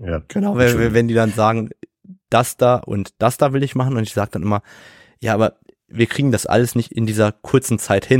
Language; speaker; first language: German; native; German